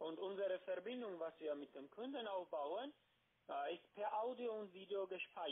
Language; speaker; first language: German; non-native, learner; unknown